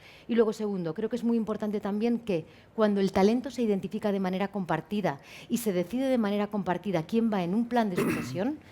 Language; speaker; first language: Spanish; native; Spanish